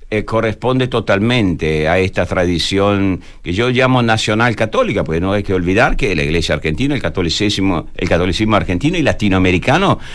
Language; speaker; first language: Spanish; non-native, fluent; Italian